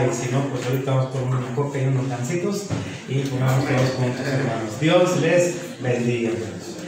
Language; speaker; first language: Spanish; native; Spanish